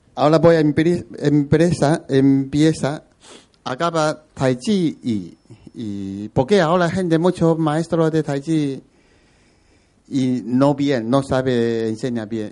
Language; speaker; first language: Spanish; non-native, learner; Chinese